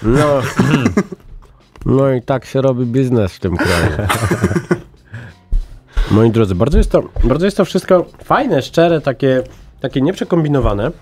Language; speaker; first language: Polish; native; Polish